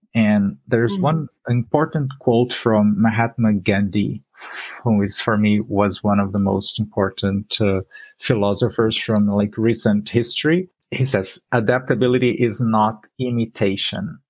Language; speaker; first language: English; non-native, fluent; Portuguese